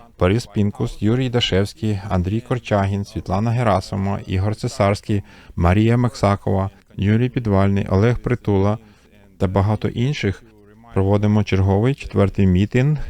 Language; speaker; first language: Ukrainian; native; Ukrainian